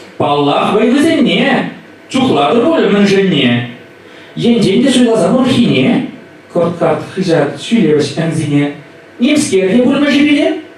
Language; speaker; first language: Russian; non-native, local second language; Chuvash